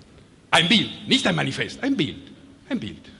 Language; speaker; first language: German; non-native, fluent; Italian